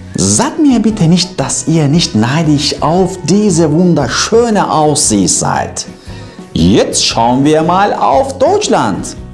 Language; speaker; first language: German; non-native, learner; Turkish